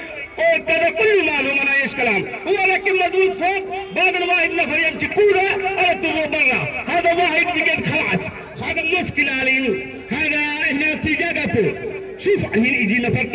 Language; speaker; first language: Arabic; non-native, learner; Hindi